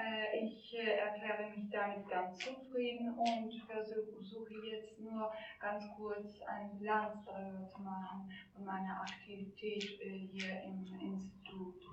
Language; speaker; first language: German; non-native, fluent; Italian